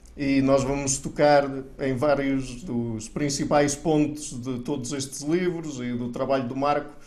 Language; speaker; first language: Portuguese; native; Portuguese